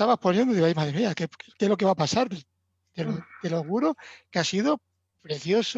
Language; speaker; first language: Spanish; native; Spanish